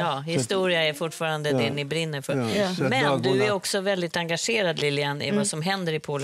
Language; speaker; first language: Swedish; native; Swedish